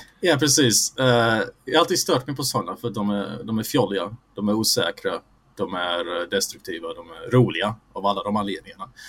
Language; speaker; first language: Swedish; early bilingual, other home language; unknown